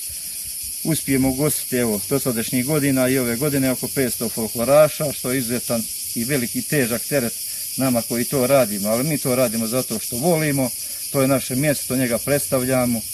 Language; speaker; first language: Bosnian; native; Bosnian